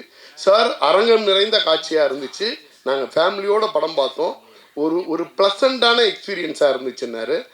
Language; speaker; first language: Tamil; native; Tamil